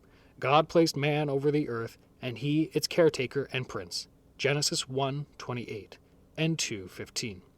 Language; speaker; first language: English; native; English